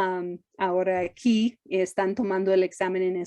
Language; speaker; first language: Spanish; non-native, fluent; English